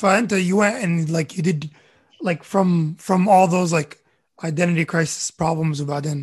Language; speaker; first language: English; early bilingual, other home language; Arabic